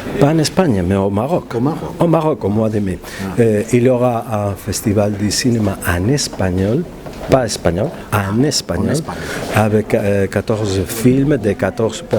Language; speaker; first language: French; non-native, fluent; Spanish